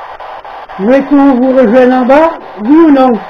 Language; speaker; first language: French; native; French